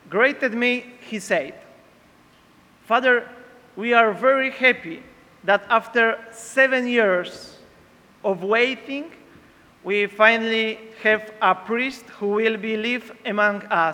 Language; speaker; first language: English; non-native, learner; Polish